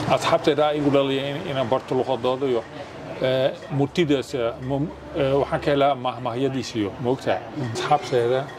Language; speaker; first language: Somali; non-native, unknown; Dutch